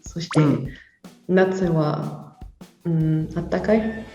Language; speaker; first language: Japanese; non-native, learner; French